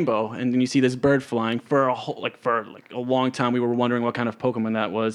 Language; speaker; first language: English; non-native, fluent; Italian